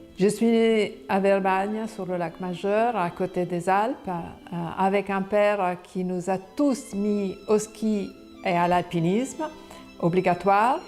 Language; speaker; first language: French; non-native, fluent; Italian